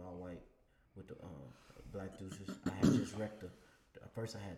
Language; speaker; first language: English; native; English